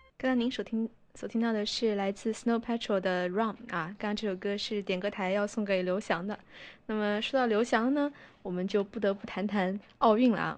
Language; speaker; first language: Chinese; native; Chinese